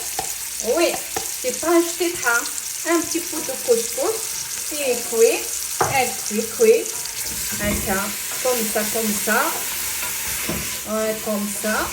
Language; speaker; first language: French; non-native, local second language; Arabic